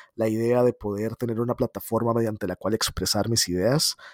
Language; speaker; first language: Spanish; native; Spanish